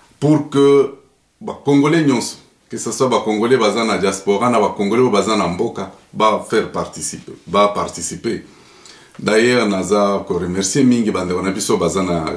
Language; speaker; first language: Lingala; non-native, local second language; Luba-Lulua